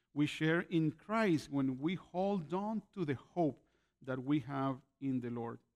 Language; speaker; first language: English; non-native, fluent; Spanish